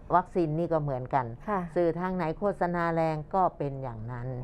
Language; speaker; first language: Thai; native; Thai